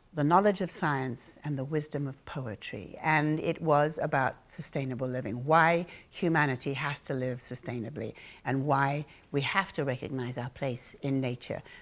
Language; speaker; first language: English; native; English